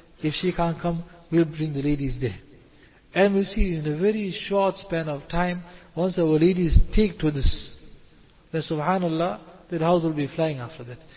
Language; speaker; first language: English; native; English